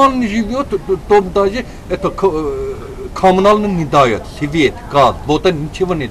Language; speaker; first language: Russian; non-native, learner; Azerbaijani